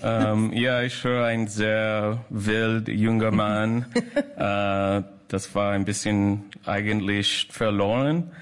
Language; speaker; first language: German; non-native, learner; English